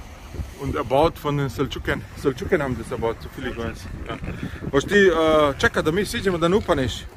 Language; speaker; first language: German; early bilingual, other home language; Bosnian